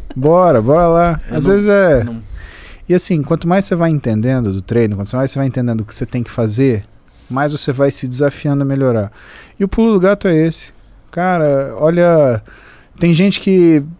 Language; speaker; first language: Portuguese; native; Portuguese